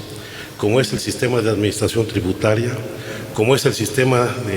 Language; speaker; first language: Spanish; native; Spanish